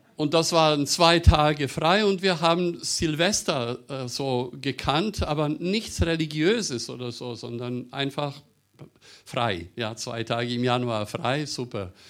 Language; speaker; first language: German; non-native, fluent; Serbian